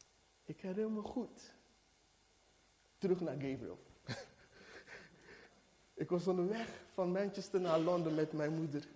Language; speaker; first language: Dutch; non-native, fluent; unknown